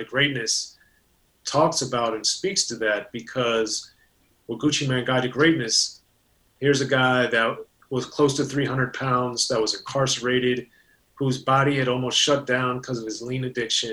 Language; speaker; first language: English; native; English